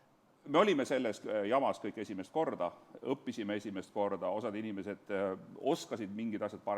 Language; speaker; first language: Estonian; native; Estonian